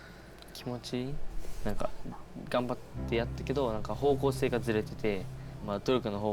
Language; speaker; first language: Japanese; native; Japanese